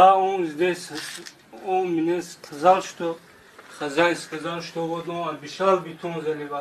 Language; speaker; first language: Russian; non-native, learner; Tajik